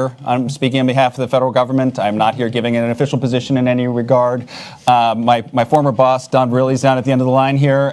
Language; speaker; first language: English; native; English